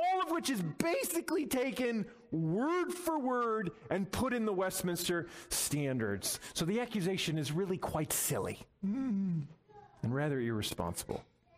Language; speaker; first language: English; native; English